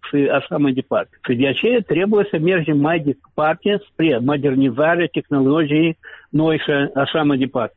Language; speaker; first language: Romanian; non-native, local second language; Russian